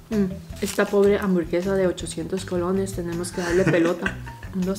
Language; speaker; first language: Spanish; native; Spanish